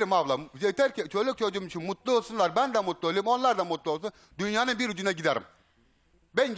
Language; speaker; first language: Turkish; native; Turkish